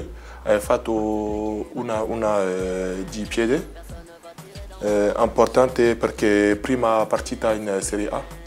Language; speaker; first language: Italian; non-native, learner; French